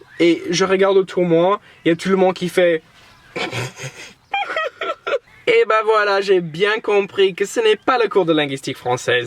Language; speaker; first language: French; non-native, fluent; English